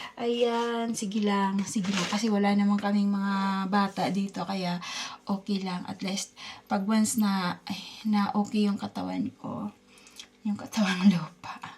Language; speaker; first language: Filipino; native; Filipino